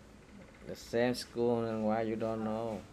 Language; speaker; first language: English; non-native, learner; Vietnamese